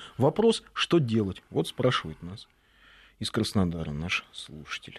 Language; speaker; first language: Russian; native; Russian